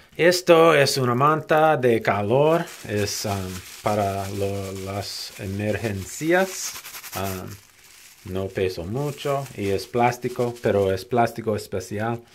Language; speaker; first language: Spanish; non-native, learner; English